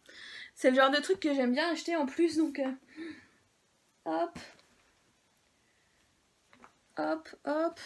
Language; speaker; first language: French; native; French